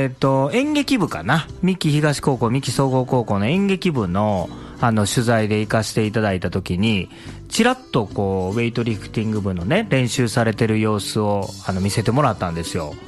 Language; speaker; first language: Japanese; native; Japanese